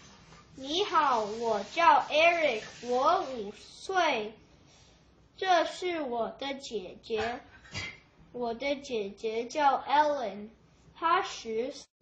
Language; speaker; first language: Chinese; non-native, learner; English